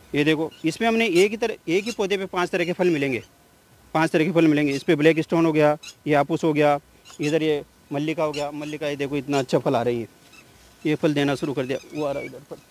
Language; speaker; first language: Hindi; native; Hindi